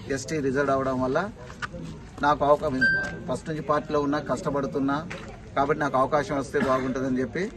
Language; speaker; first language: Telugu; non-native, local second language; Lambadi